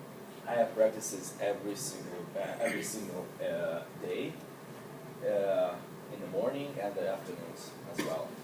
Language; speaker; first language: English; non-native, learner; Hungarian